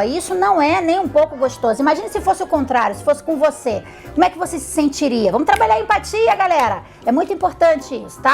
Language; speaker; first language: Portuguese; native; Portuguese